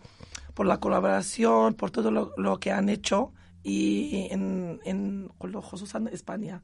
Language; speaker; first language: Spanish; non-native, local second language; Arabic